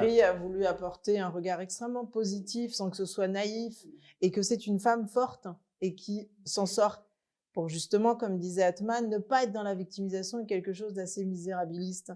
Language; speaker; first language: French; native; French